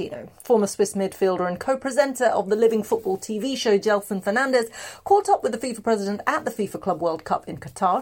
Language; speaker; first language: English; native; English